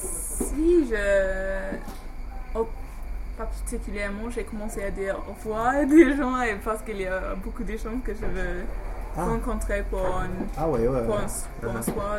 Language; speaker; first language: French; non-native, fluent; English